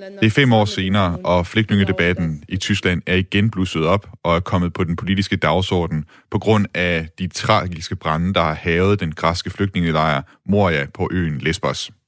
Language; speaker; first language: Danish; native; Danish